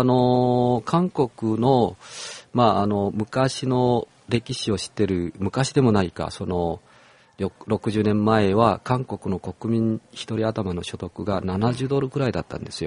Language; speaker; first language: Japanese; non-native, fluent; Korean